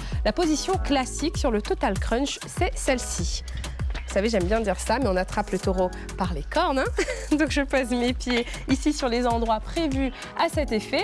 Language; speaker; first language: French; native; French